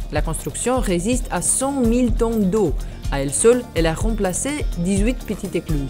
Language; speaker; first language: French; non-native, fluent; Russian